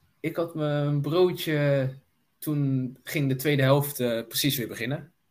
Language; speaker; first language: Dutch; native; Dutch